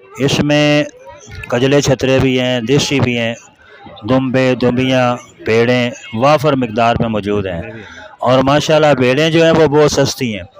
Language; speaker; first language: Urdu; non-native, local second language; Saraiki